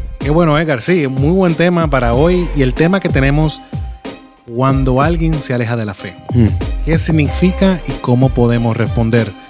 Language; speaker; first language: Spanish; native; Spanish